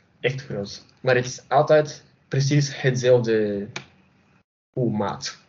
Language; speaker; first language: Dutch; non-native, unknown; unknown